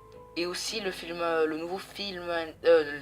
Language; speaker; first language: French; native; French